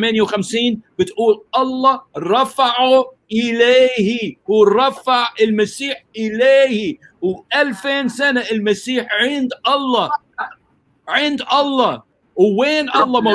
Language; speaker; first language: Arabic; early bilingual, heritage; Arabic